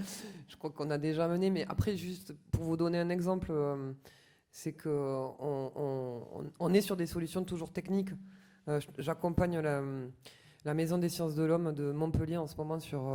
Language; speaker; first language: French; native; French